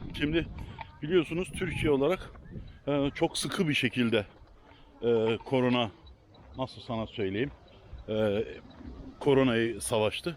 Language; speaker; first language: Turkish; early bilingual, heritage; Turkish